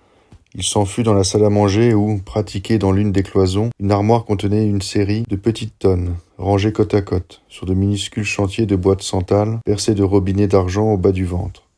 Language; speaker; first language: French; native; French